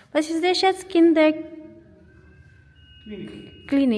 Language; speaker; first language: German; non-native, learner; Filipino